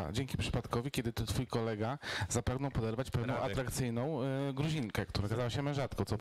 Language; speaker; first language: Polish; native; Polish